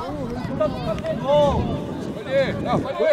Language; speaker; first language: Korean; native; Korean